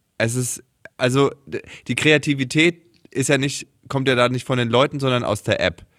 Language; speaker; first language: German; native; German